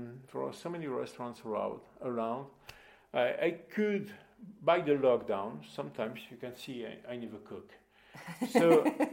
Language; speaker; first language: English; non-native, fluent; French